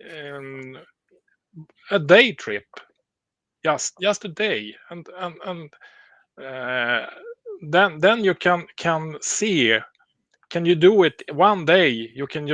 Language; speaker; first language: English; non-native, learner; Swedish